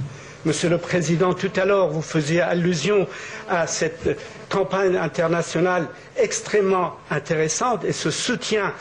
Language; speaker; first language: French; native; French